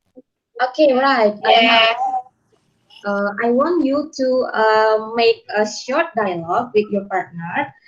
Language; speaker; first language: English; non-native, learner; Indonesian